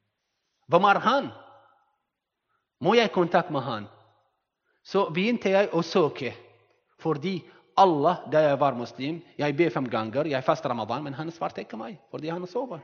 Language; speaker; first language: Norwegian; non-native, learner; Arabic